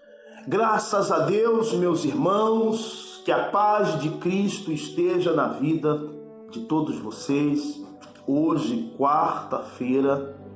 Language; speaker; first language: Portuguese; native; Portuguese